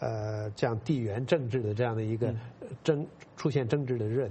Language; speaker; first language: Chinese; native; Chinese